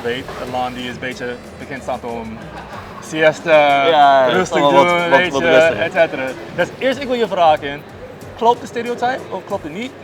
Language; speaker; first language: Dutch; non-native, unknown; English